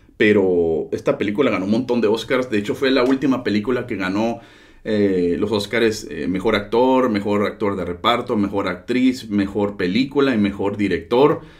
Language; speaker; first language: Spanish; early bilingual, heritage; Spanish